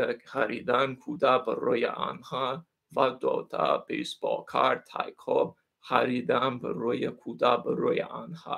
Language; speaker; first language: Persian; non-native, learner; English